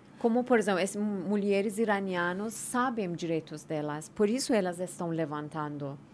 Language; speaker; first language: Portuguese; non-native, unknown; Persian